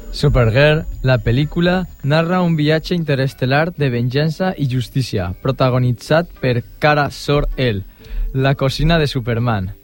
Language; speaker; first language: Catalan; non-native, local second language; Spanish